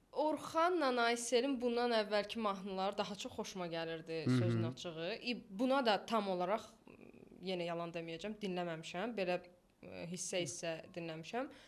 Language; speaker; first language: Azerbaijani; non-native, local second language; Russian